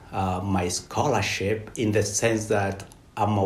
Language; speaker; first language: English; non-native, local second language; Kikuyu